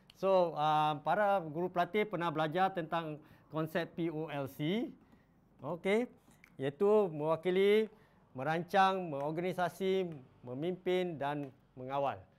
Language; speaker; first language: Malay; non-native, local second language; Chinese